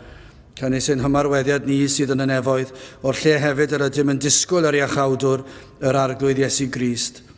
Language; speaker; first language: Welsh; native; Welsh